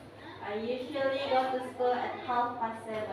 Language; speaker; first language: English; non-native, learner; Indonesian